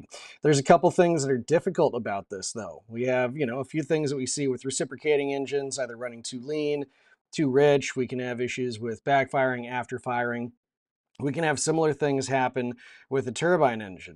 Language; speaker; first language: English; native; English